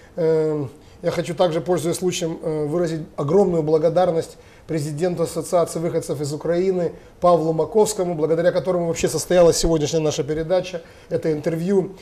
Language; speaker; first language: Russian; native; Russian